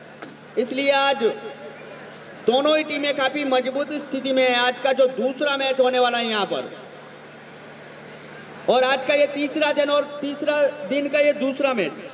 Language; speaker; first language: Hindi; non-native, local second language; Gujarati